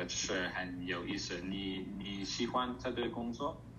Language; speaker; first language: Chinese; early bilingual, heritage; English